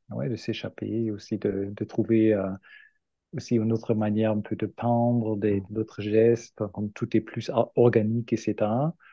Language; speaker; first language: French; non-native, fluent; German